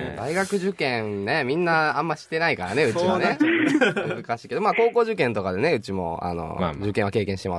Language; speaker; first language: Japanese; native; Japanese